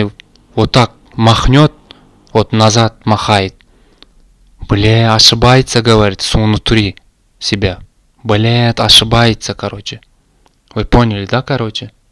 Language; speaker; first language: Russian; non-native, learner; Turkmen